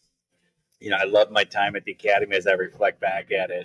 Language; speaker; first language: English; native; English